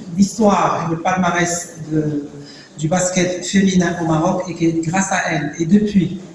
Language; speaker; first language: French; non-native, local second language; Arabic